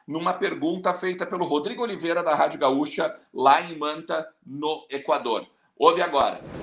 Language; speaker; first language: Portuguese; native; Portuguese